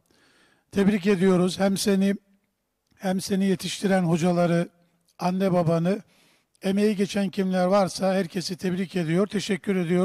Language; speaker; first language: Turkish; native; Turkish